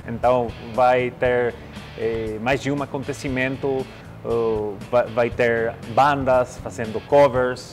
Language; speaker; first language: Portuguese; non-native, learner; Spanish